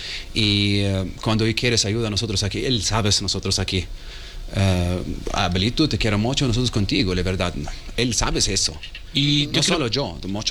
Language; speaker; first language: Spanish; non-native, learner; Arabic